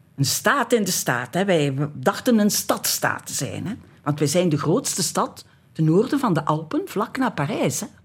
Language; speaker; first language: Dutch; native; Dutch